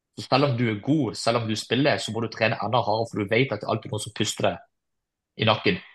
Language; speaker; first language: Norwegian; native; Norwegian